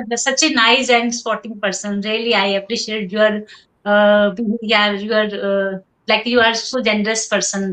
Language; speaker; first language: English; non-native, local second language; Hindi